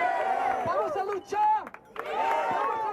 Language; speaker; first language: Spanish; non-native, learner; English